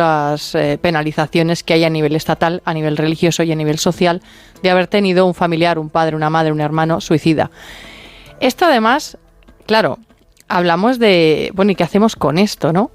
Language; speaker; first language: Spanish; native; Spanish